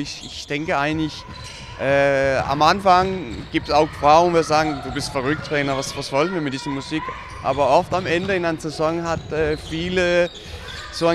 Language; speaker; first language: German; non-native, fluent; Danish